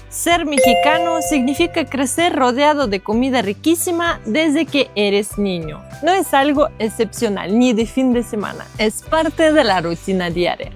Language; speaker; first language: Spanish; non-native, fluent; Russian